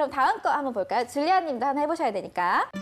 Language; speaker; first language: Korean; native; Korean